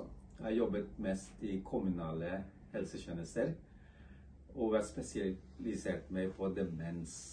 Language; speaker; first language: Norwegian; non-native, fluent; English